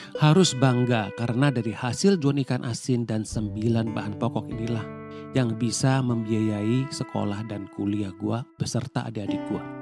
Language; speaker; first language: Indonesian; native; Indonesian